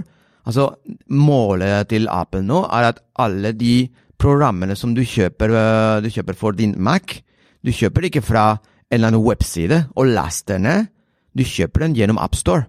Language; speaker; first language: Norwegian; non-native, fluent; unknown